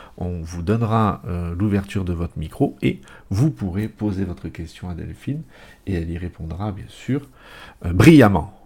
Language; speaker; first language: French; native; French